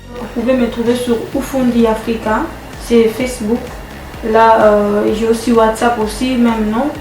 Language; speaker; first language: French; non-native, local second language; Lingala